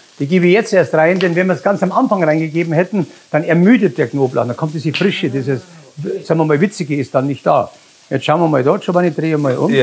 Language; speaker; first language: German; native; German